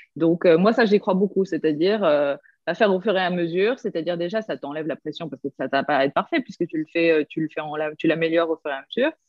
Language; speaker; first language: French; early bilingual, other home language; Korean